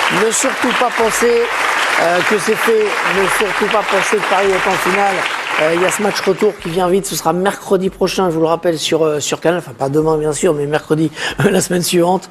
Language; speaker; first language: French; native; French